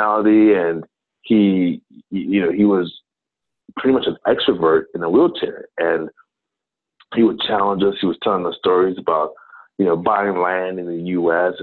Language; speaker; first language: English; non-native, local second language; Akan